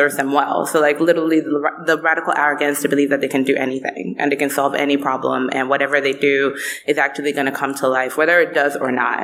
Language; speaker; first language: English; non-native, local second language; Igbo